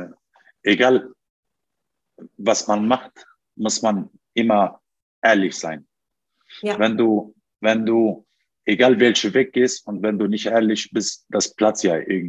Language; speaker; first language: German; non-native, fluent; Turkish